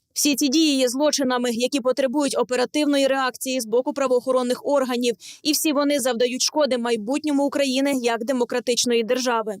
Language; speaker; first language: Ukrainian; native; Ukrainian